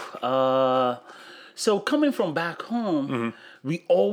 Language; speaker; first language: English; non-native, fluent; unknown